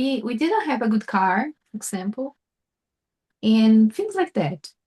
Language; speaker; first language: English; non-native, fluent; Portuguese